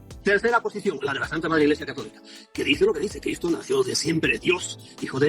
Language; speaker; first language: Spanish; native; Spanish